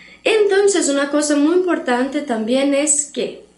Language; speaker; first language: Spanish; non-native, fluent; Portuguese